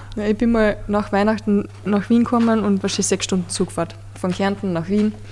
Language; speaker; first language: German; native; German